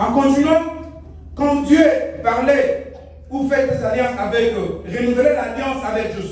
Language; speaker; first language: French; non-native, local second language; Lingala